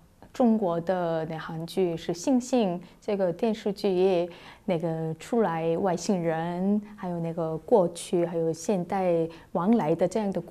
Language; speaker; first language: Chinese; non-native, fluent; Korean